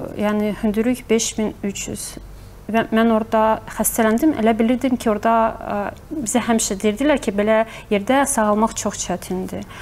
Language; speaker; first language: Azerbaijani; early bilingual, heritage; Azerbaijani